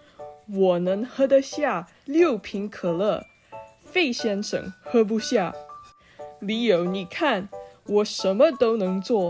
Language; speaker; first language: Chinese; non-native, learner; English